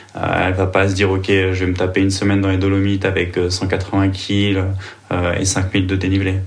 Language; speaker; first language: French; native; French